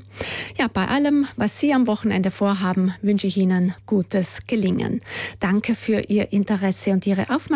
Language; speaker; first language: German; native; German